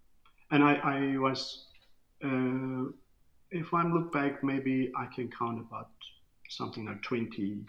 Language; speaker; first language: English; non-native, fluent; Turkish